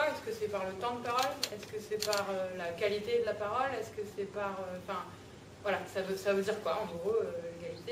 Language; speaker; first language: French; native; French